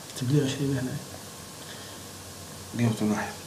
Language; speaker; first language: Arabic; native; Arabic